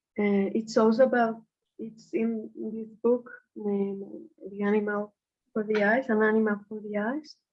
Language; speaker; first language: English; non-native, fluent; Spanish